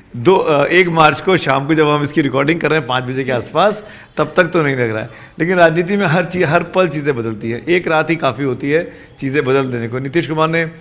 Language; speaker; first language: Hindi; native; Hindi